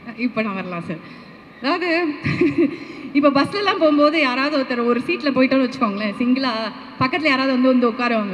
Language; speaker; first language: Tamil; native; Tamil